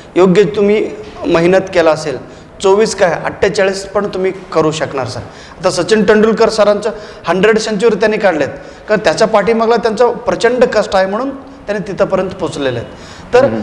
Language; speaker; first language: Marathi; non-native, local second language; Kannada